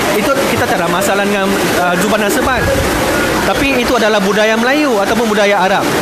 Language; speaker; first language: Malay; non-native, local second language; Chinese